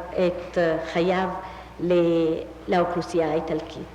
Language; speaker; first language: Hebrew; non-native, fluent; Italian